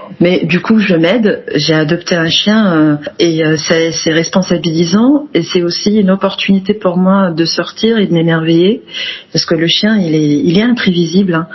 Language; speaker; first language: French; non-native, local second language; Arabic